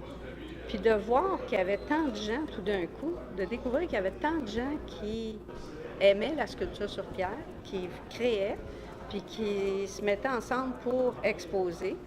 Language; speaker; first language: French; native; French